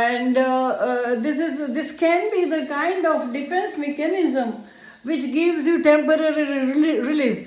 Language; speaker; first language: English; non-native, local second language; Gujarati